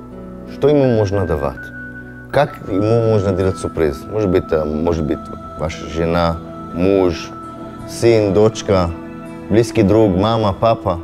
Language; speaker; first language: Russian; non-native, fluent; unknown